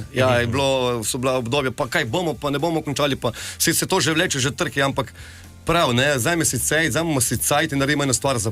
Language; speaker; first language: Slovenian; native; Slovenian